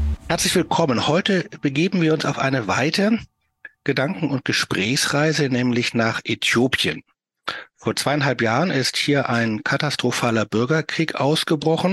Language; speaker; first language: German; native; German